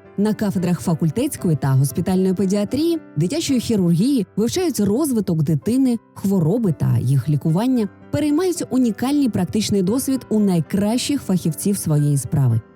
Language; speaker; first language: Ukrainian; native; Ukrainian